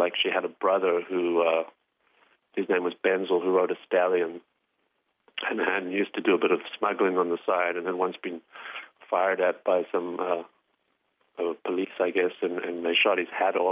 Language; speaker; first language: English; native; English